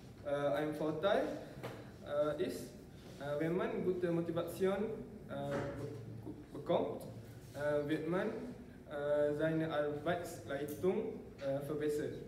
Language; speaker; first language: German; non-native, learner; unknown